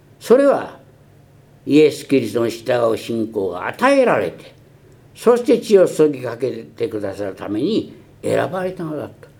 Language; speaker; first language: Japanese; early bilingual, heritage; Japanese